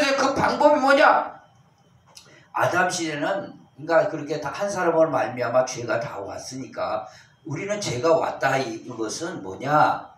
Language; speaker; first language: Korean; native; Korean